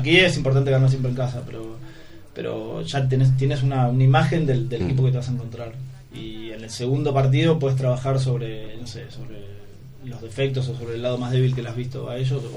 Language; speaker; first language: Spanish; native; Spanish